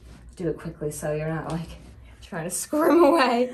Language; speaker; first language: English; native; English